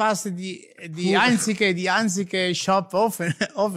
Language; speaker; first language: German; non-native, learner; Italian